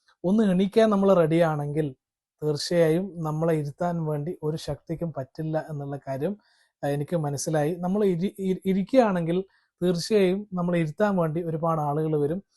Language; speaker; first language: Malayalam; non-native, fluent; Kannada